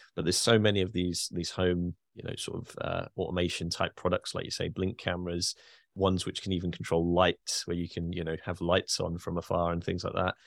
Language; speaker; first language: English; native; English